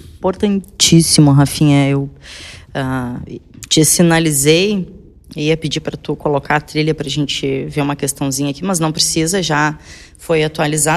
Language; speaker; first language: Portuguese; native; Portuguese